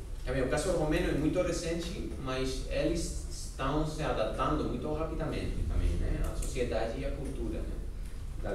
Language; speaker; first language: Portuguese; non-native, fluent; Spanish